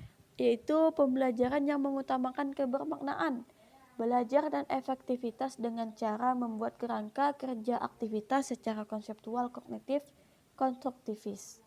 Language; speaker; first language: Indonesian; native; Indonesian